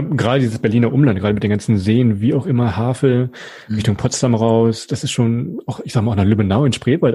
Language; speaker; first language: German; native; German